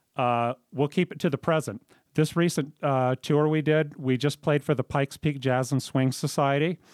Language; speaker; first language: English; native; English